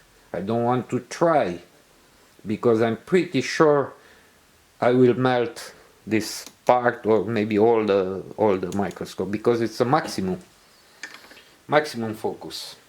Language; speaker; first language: English; non-native, learner; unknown